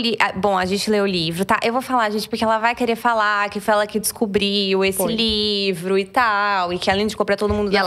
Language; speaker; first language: Portuguese; native; Portuguese